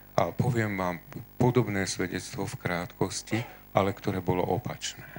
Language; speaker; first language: Slovak; non-native, local second language; Hungarian